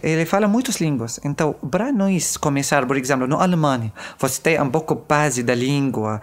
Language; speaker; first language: Portuguese; non-native, learner; Arabic